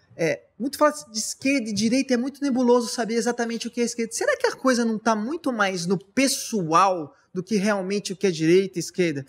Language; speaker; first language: Portuguese; native; Portuguese